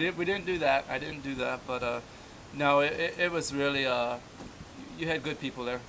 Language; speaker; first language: English; native; English